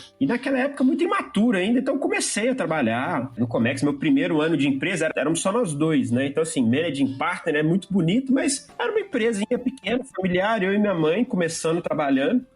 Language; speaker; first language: Portuguese; native; Portuguese